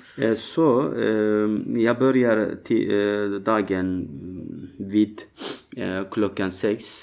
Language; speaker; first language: Swedish; non-native, learner; Turkish